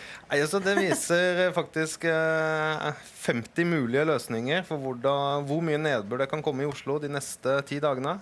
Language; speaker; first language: Norwegian; native; Norwegian